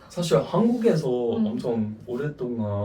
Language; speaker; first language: Korean; non-native, fluent; English